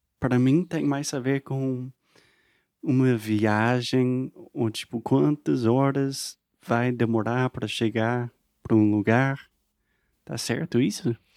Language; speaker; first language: Portuguese; non-native, fluent; English